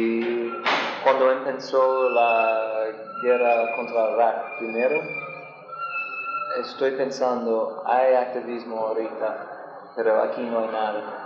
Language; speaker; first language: Spanish; non-native, learner; English